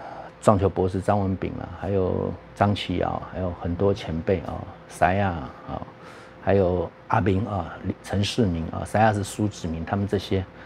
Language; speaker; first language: Chinese; native; Chinese